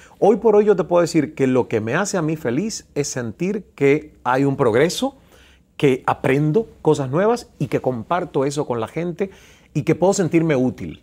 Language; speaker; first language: Spanish; native; Spanish